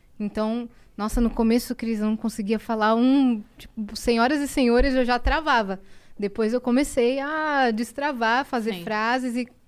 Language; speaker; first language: Portuguese; native; Portuguese